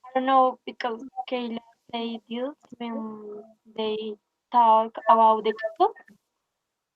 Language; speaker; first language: English; non-native, learner; Spanish